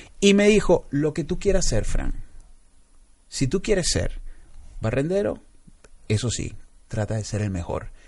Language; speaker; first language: Spanish; native; Spanish